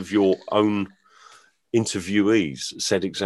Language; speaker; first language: English; native; English